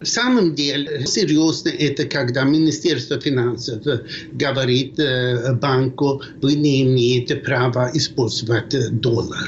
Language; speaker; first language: Russian; non-native, fluent; Swedish